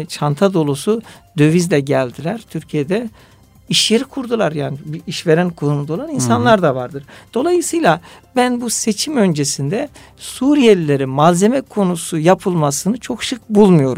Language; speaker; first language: Turkish; native; Turkish